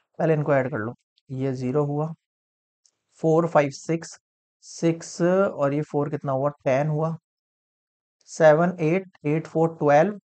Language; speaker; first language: Hindi; native; Hindi